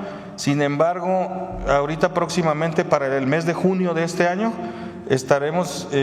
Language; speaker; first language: Spanish; native; Spanish